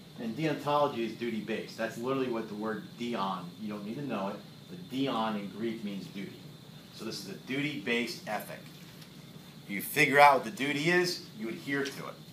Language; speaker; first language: English; native; English